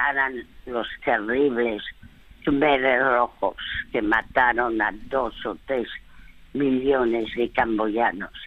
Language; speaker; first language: Spanish; early bilingual, other home language; French